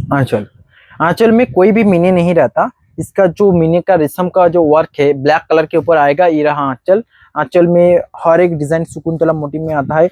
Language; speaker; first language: Hindi; non-native, local second language; Bangla